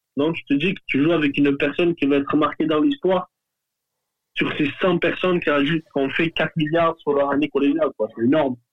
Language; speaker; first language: French; native; French